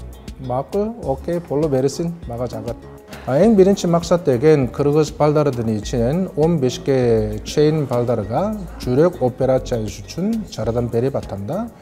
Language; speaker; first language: Kyrgyz; non-native, fluent; Korean